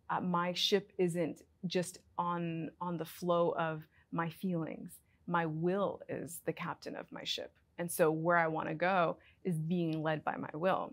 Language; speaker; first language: English; native; English